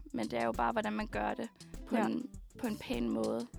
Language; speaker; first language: Danish; native; Danish